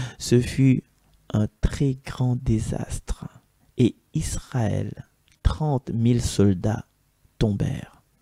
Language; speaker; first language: French; non-native, local second language; Malagasy